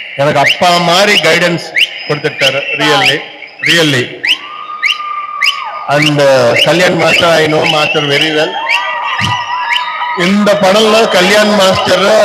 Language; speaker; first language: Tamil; non-native, learner; Telugu